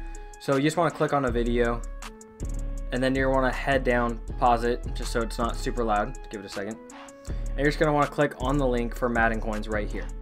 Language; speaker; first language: English; native; English